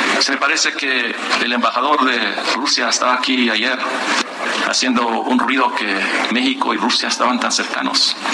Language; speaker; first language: Spanish; non-native, fluent; English